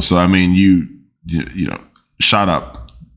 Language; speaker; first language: English; native; English